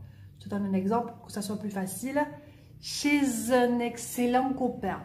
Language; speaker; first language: French; native; French